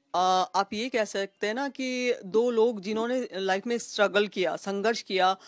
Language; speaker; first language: Hindi; native; Hindi